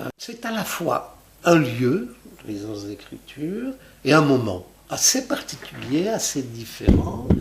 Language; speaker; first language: French; non-native, local second language; Arabic